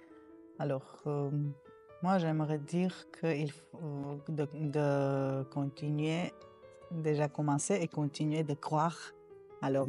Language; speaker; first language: French; non-native, fluent; Armenian